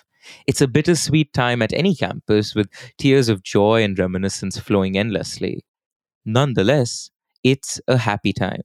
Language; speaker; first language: English; non-native, local second language; Hindi